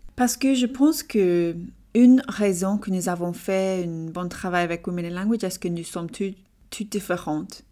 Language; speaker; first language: French; non-native, learner; English